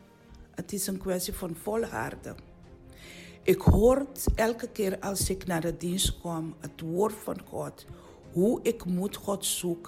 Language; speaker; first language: Dutch; non-native, learner; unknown